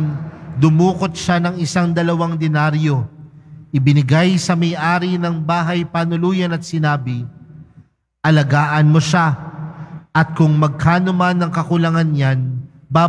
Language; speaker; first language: Filipino; native; Filipino